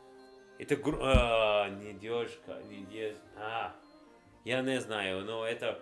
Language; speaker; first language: Russian; non-native, learner; English